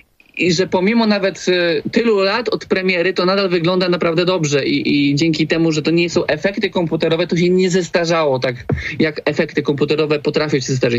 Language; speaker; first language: Polish; native; Polish